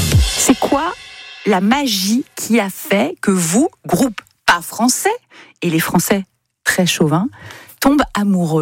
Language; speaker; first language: French; native; French